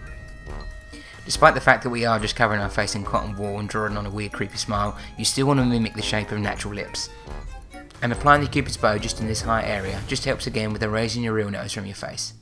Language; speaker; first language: English; native; English